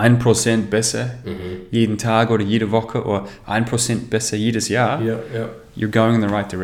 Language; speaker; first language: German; non-native, learner; English